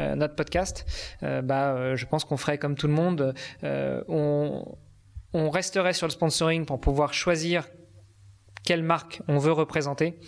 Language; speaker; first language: French; native; French